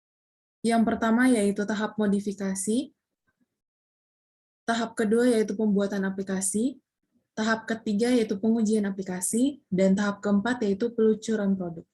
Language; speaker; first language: Indonesian; native; Indonesian